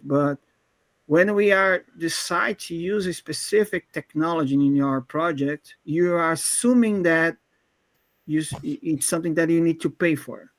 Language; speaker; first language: English; non-native, fluent; Portuguese